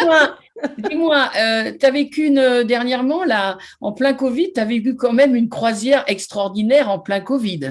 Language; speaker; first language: French; native; French